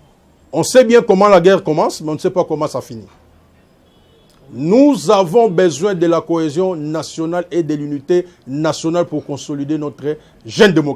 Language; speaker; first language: French; non-native, local second language; Lingala